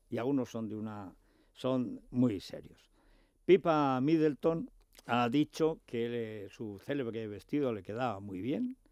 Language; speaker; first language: Spanish; native; Spanish